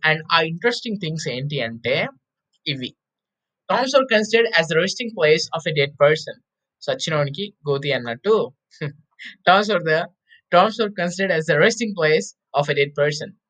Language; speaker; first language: English; non-native, local second language; Telugu